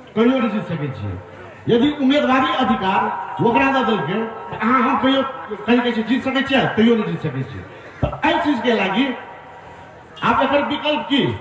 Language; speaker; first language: Maithili; non-native, local second language; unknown